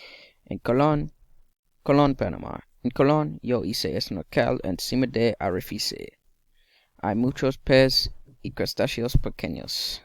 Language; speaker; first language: Spanish; non-native, learner; English